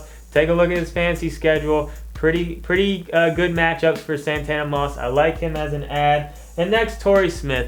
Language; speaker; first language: English; native; English